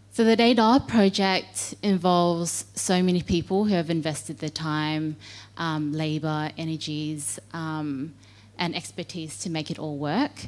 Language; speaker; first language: English; native; English